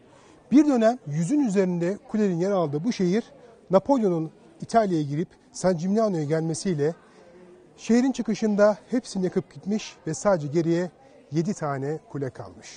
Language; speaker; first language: Turkish; native; Turkish